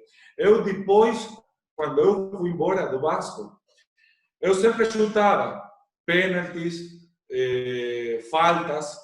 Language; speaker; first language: Portuguese; non-native, learner; Spanish